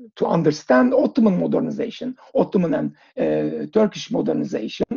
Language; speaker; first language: English; non-native, fluent; Turkish